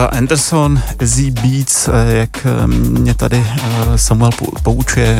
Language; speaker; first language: Czech; native; Czech